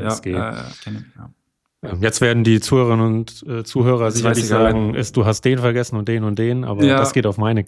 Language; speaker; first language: German; native; German